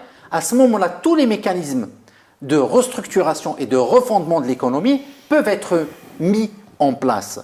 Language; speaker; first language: French; non-native, local second language; Arabic